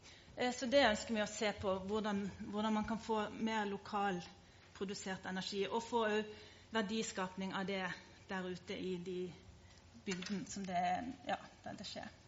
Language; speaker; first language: Norwegian; native; Norwegian